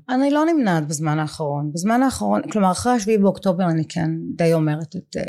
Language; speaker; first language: Hebrew; native; Hebrew